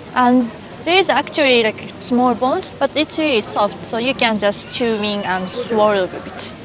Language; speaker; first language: English; non-native, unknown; Japanese